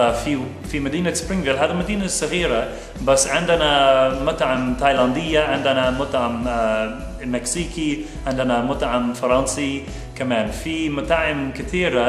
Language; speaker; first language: Arabic; non-native, fluent; English